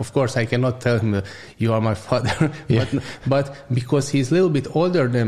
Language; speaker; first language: English; non-native, learner; Hungarian